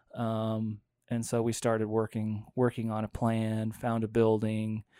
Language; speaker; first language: English; native; English